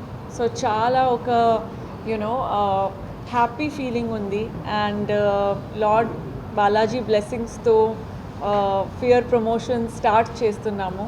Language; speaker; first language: Telugu; non-native, fluent; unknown